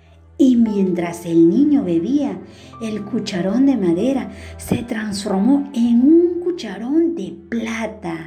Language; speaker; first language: Spanish; native; Spanish